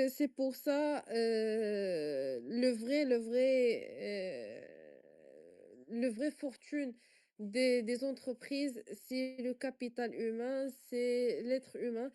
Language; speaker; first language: French; non-native, local second language; Arabic